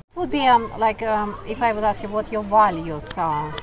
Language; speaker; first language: English; non-native, fluent; Russian